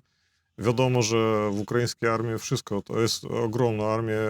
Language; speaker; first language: Polish; non-native, fluent; Belarusian